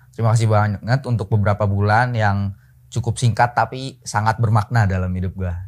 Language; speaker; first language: Indonesian; native; Indonesian